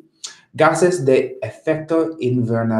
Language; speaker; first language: Spanish; non-native, fluent; English